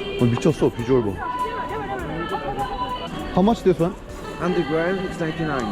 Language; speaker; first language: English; non-native, learner; Korean